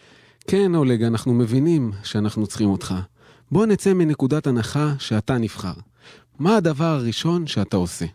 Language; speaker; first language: Hebrew; native; Hebrew